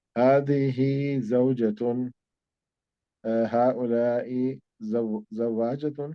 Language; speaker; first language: Arabic; non-native, learner; Urdu